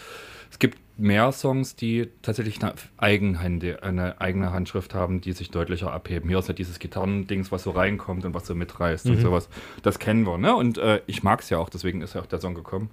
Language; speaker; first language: German; native; German